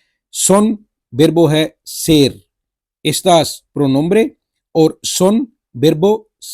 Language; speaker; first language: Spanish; non-native, fluent; Urdu